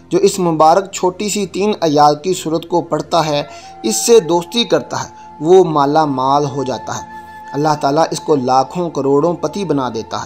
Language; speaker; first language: Urdu; native; Urdu